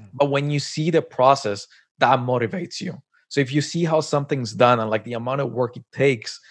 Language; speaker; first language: English; non-native, fluent; Spanish